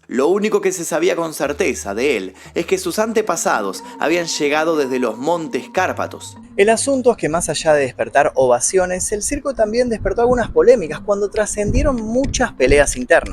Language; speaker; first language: Spanish; native; Spanish